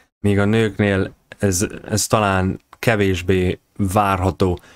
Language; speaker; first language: Hungarian; native; Hungarian